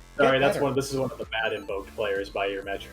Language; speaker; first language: English; native; English